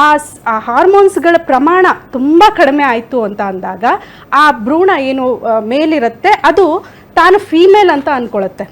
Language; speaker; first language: Kannada; native; Kannada